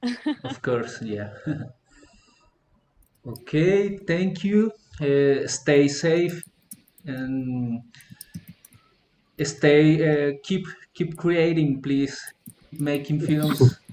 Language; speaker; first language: English; non-native, learner; Spanish